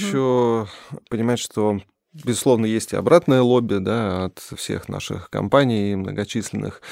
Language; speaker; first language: Russian; native; Russian